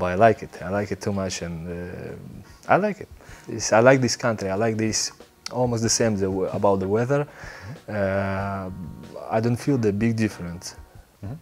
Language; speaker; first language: English; non-native, learner; Belarusian